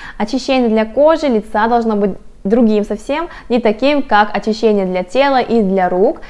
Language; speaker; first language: Russian; non-native, fluent; Korean